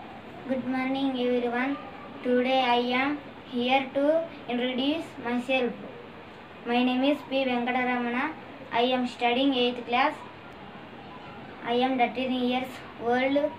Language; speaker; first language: English; non-native, learner; Telugu